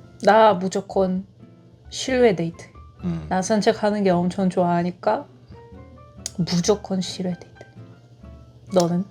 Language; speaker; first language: Korean; non-native, fluent; Russian